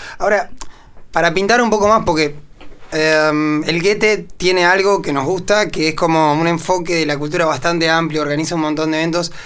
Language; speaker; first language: Spanish; native; Spanish